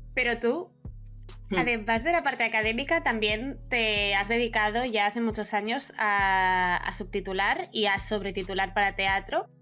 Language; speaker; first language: Spanish; native; Spanish